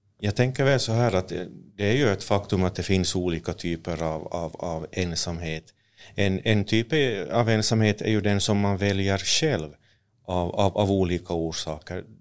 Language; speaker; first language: Swedish; native; Swedish